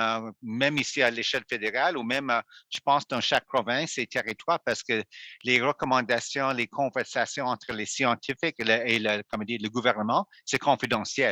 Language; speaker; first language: French; non-native, local second language; English